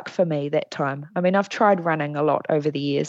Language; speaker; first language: English; native; English